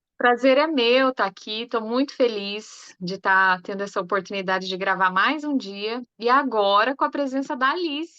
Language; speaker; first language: Portuguese; native; Portuguese